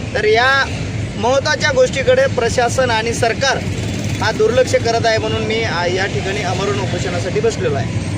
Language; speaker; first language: Marathi; non-native, local second language; Lambadi